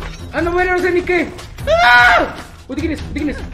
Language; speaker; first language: Spanish; native; Spanish